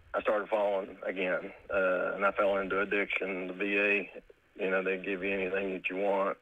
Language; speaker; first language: English; native; English